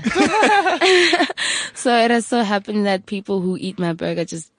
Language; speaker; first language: English; non-native, local second language; Tswana